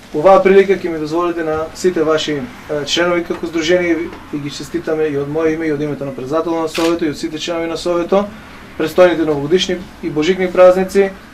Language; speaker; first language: Macedonian; native; Macedonian